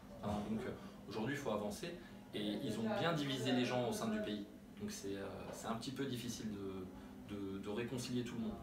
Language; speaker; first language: French; early bilingual, other home language; Arabic